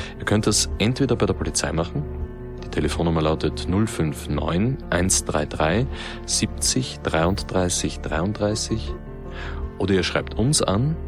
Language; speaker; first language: German; native; German